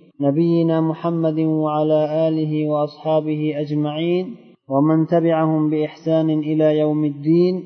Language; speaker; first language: Arabic; non-native, fluent; Uzbek